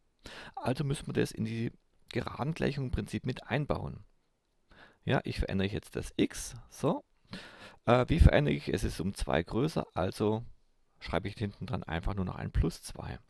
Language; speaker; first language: German; native; German